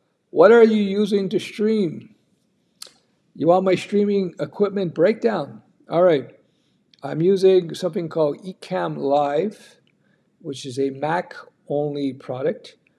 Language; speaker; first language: English; native; English